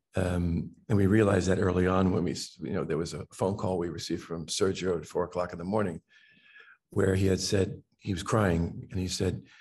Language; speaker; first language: English; native; English